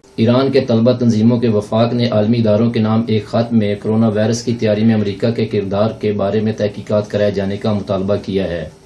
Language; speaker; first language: Urdu; native; Urdu